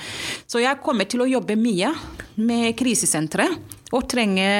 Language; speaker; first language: Norwegian; non-native, fluent; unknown